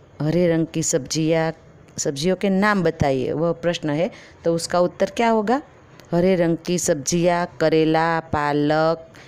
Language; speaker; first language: Hindi; non-native, local second language; Gujarati